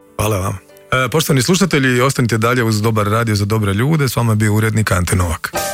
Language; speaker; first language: Croatian; native; Croatian